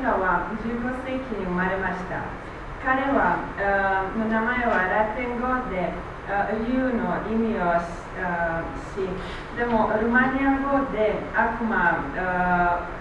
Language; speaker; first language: Japanese; non-native, learner; Romanian